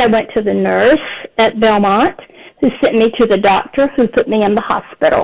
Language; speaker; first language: English; native; English